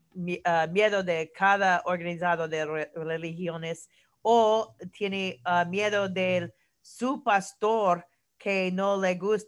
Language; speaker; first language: Spanish; non-native, learner; English